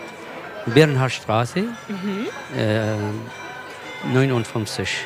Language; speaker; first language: German; non-native, learner; Kurdish